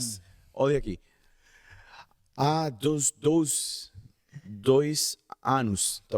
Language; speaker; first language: Portuguese; non-native, learner; Spanish